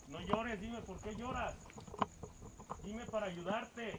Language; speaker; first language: Spanish; native; Spanish